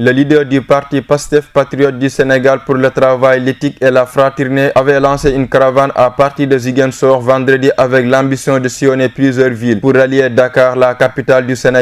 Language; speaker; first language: French; non-native, local second language; Wolof